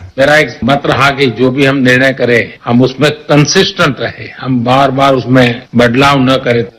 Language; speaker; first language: Hindi; non-native, local second language; Gujarati